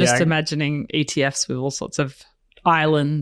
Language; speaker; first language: English; native; English